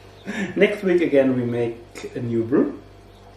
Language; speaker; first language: English; non-native, learner; German